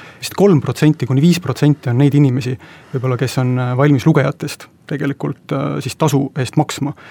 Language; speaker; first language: Estonian; native; Estonian